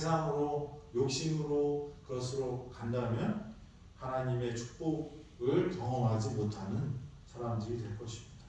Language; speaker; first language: Korean; native; Korean